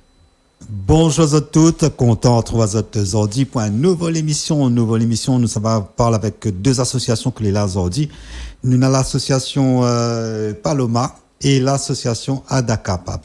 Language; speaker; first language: French; non-native, local second language; Réunion Creole French